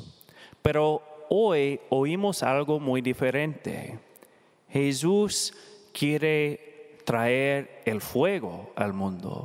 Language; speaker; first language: Spanish; non-native, learner; English